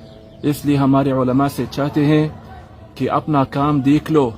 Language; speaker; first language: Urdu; non-native, fluent; Arabic